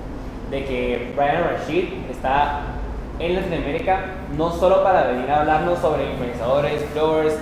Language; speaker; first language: Spanish; native; Spanish